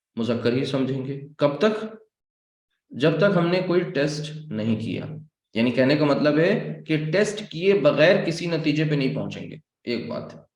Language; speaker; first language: Urdu; native; Urdu